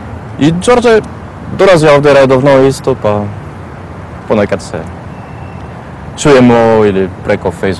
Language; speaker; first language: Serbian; non-native, fluent; French